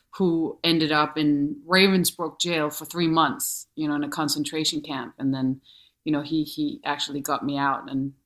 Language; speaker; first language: English; non-native, fluent; Danish